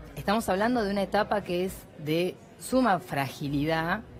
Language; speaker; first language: Spanish; native; Spanish